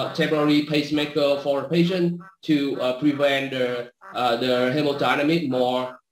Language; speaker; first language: English; non-native, learner; Vietnamese